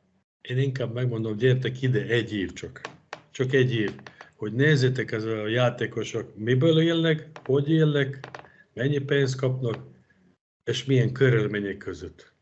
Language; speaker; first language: Hungarian; non-native, fluent; Serbian